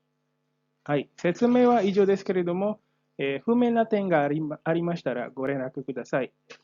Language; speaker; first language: Japanese; non-native, fluent; Indonesian